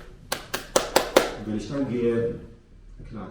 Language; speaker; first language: German; native; German